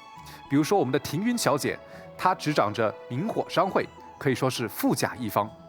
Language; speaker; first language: Chinese; native; Chinese